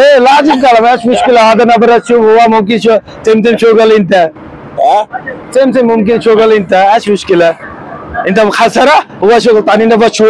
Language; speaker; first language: Arabic; non-native, learner; Bangla